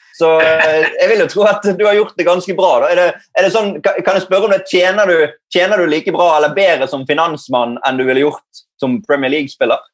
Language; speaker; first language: Norwegian; native; Norwegian